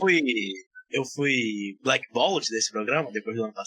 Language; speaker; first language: Portuguese; native; Portuguese